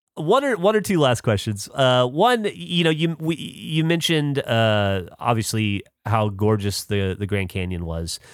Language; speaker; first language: English; native; English